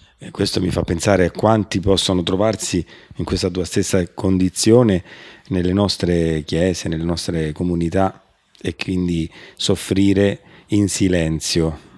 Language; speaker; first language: Italian; native; Italian